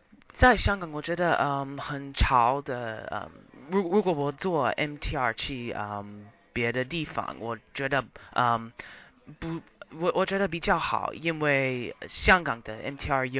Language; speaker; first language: Chinese; non-native, learner; English